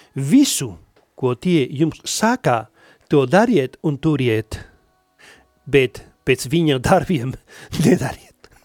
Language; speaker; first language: Latvian; non-native, fluent; Spanish